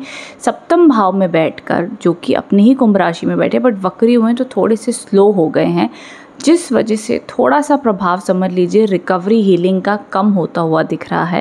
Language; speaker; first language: Hindi; native; Hindi